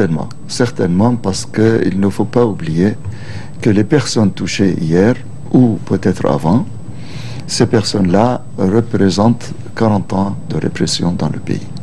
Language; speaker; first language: French; non-native, local second language; Arabic